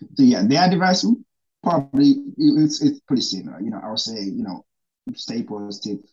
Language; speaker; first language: English; non-native, local second language; Rundi